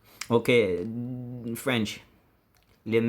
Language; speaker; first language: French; non-native, learner; English